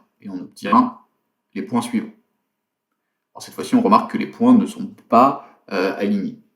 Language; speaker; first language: French; native; French